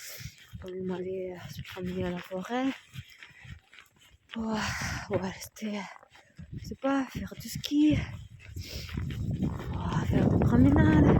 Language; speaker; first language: French; non-native, fluent; Russian